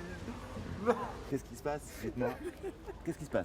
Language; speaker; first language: French; native; French